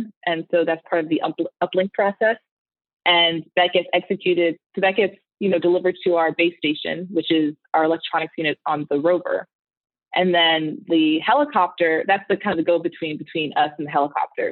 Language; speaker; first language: English; native; English